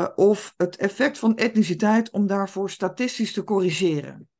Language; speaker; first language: Dutch; native; Dutch